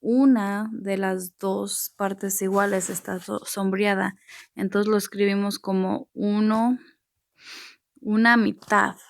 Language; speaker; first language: Spanish; early bilingual, heritage; Spanish